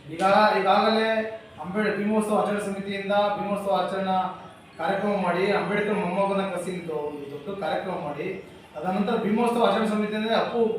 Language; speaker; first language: Kannada; native; Kannada